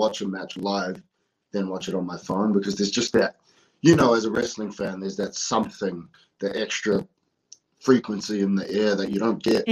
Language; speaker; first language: English; native; English